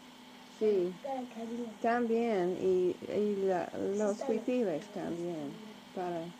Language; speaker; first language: Spanish; non-native, learner; English